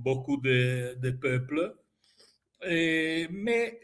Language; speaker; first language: French; non-native, fluent; Italian